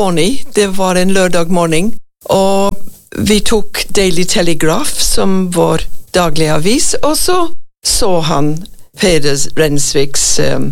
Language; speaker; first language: Norwegian; non-native, fluent; English